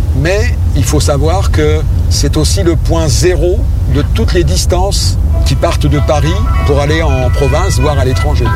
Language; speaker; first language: French; native; French